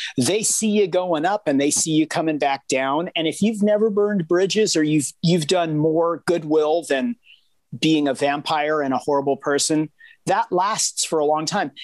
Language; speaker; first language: English; native; English